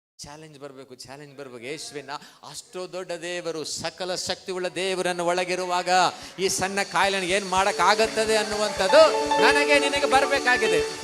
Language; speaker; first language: Kannada; non-native, local second language; Tamil